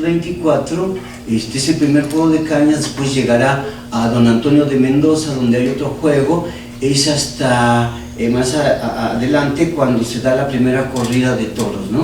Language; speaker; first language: Spanish; native; Spanish